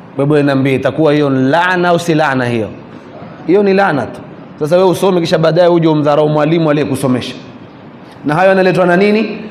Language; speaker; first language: Swahili; native; Swahili